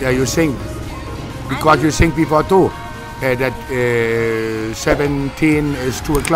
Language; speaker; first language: English; non-native, learner; German